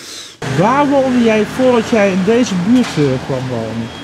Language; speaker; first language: Dutch; native; Dutch